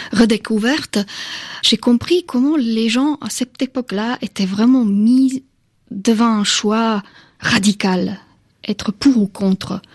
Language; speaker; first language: French; non-native, fluent; Slovak